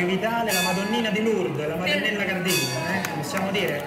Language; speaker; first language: Italian; native; Italian